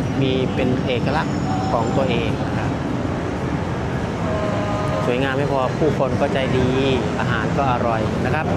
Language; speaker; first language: Thai; native; Thai